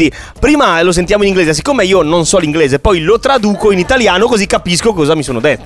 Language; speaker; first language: Italian; native; Italian